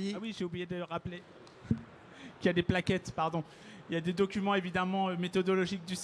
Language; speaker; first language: French; native; French